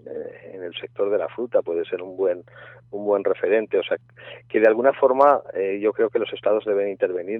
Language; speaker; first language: Spanish; native; Spanish